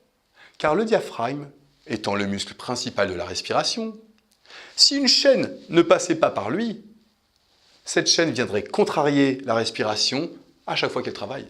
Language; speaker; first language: French; native; French